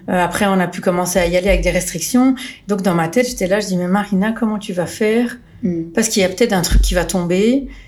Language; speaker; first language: French; early bilingual, other home language; Portuguese